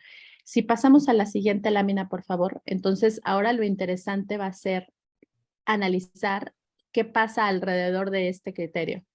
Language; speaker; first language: Spanish; native; Spanish